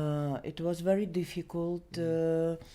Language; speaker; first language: English; non-native, learner; Belarusian